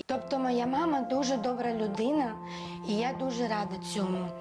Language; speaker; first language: Ukrainian; non-native, local second language; Russian